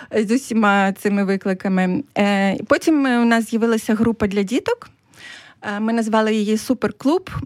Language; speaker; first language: Ukrainian; native; Ukrainian